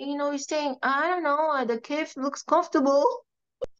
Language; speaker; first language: English; non-native, fluent; French